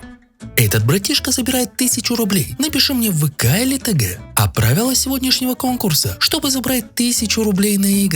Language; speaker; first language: Russian; native; Russian